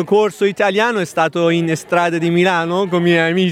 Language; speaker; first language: Italian; non-native, fluent; Persian